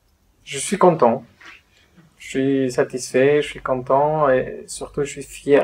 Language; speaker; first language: French; non-native, fluent; Spanish